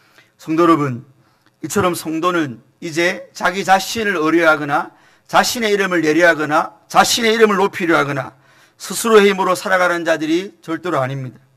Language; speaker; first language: Korean; native; Korean